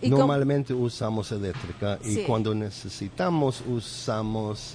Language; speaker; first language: Spanish; non-native, learner; English